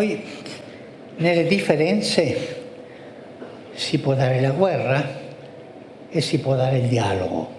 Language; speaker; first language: Italian; non-native, fluent; Spanish